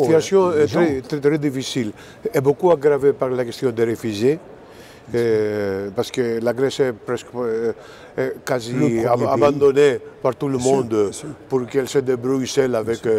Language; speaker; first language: French; non-native, fluent; Greek